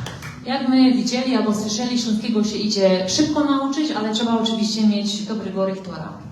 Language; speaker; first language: Polish; native; Polish